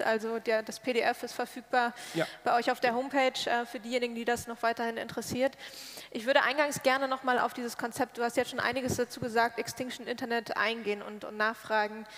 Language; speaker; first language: German; native; German